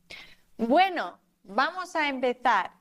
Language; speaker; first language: Spanish; non-native, fluent; German